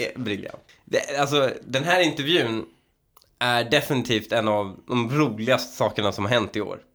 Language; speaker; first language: Swedish; early bilingual, other home language; Persian